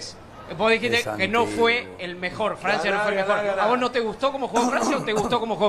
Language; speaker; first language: Spanish; native; Spanish